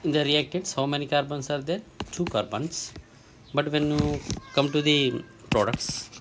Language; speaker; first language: English; non-native, local second language; Telugu